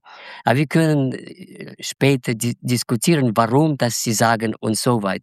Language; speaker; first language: German; non-native, fluent; Russian